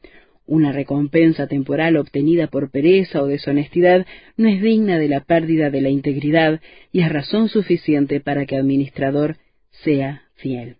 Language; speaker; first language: Spanish; native; Spanish